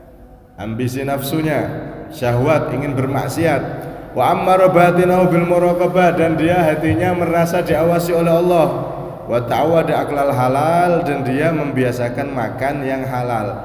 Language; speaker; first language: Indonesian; non-native, local second language; Javanese